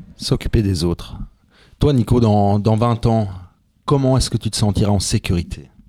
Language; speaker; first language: French; native; French